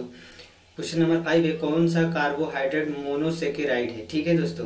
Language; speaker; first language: Hindi; native; Hindi